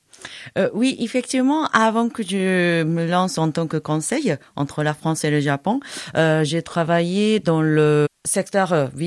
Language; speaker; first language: French; non-native, fluent; Japanese